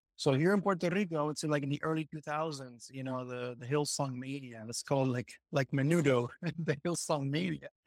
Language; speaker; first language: English; non-native, fluent; Spanish